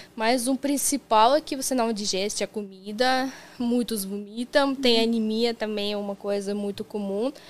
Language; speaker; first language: Portuguese; non-native, fluent; Russian